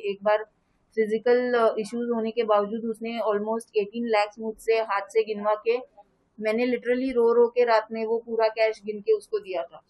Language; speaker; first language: Hindi; non-native, local second language; Marathi